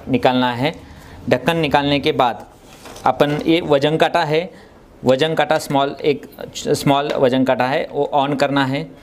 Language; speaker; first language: Hindi; non-native, local second language; Marathi